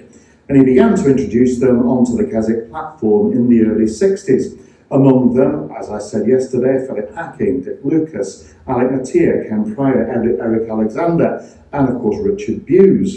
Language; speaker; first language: English; native; English